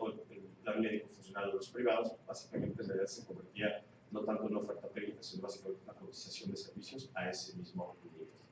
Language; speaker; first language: Spanish; native; Spanish